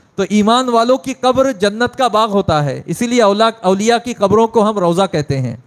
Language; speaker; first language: Urdu; native; Urdu